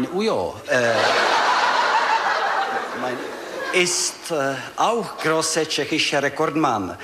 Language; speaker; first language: German; non-native, learner; Czech